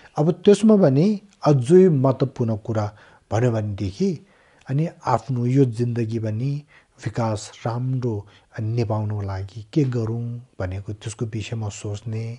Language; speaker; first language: Nepali; non-native, local second language; Tibetan